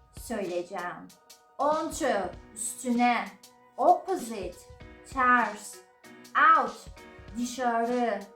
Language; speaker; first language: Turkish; non-native, learner; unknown